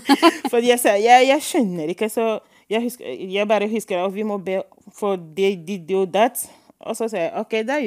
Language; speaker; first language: Norwegian; non-native, fluent; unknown